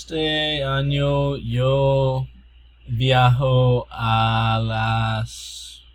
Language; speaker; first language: Spanish; non-native, learner; English